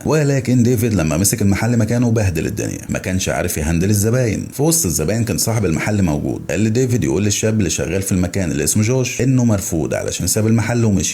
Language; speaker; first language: Arabic; native; Arabic